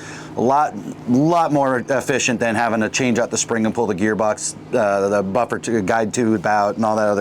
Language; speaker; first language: English; native; English